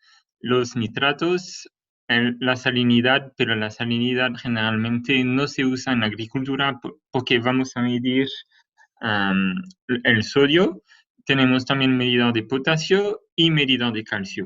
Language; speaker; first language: Spanish; non-native, fluent; French